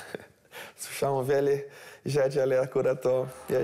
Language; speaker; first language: Polish; non-native, learner; Portuguese